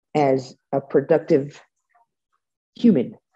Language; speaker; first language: English; native; English